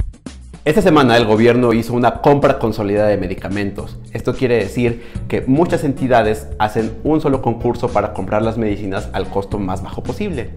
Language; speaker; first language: Spanish; native; Spanish